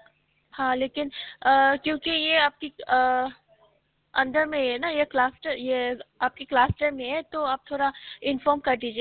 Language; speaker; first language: Urdu; native; Urdu